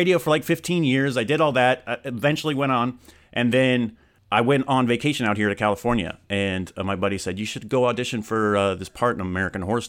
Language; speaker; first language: English; native; English